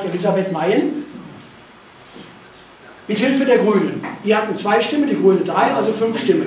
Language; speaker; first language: German; native; German